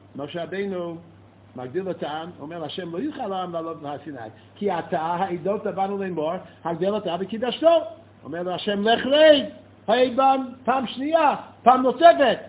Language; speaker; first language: Hebrew; non-native, fluent; English